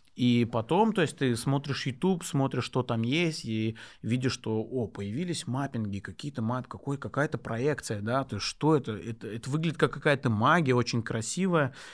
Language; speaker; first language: Russian; non-native, local second language; Lezghian